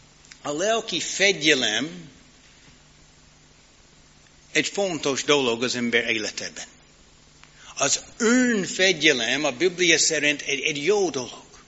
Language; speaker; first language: Hungarian; non-native, learner; English